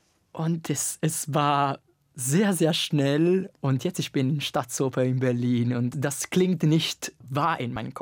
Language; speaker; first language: German; non-native, learner; Italian